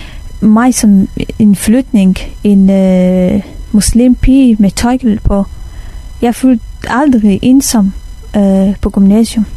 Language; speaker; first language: Danish; non-native, fluent; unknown